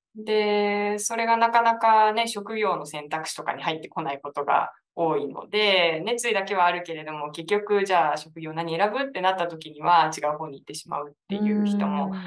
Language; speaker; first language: Japanese; native; Japanese